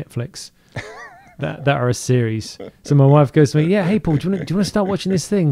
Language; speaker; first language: English; native; English